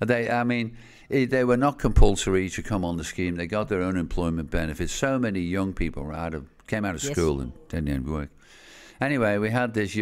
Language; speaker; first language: English; native; English